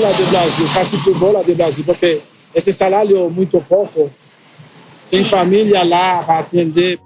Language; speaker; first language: Portuguese; non-native, learner; Haitian Creole